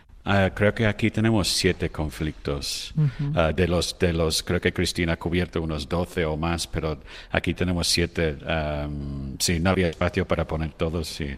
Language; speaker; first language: Spanish; non-native, fluent; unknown